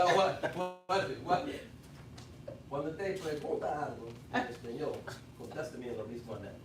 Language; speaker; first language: Spanish; non-native, fluent; English